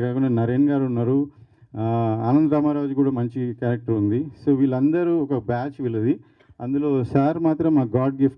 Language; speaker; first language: Telugu; native; Telugu